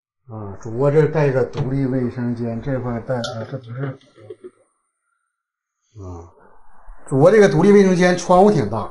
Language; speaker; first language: Chinese; native; Chinese